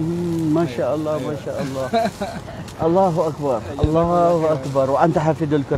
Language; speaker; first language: Arabic; non-native, fluent; Maranao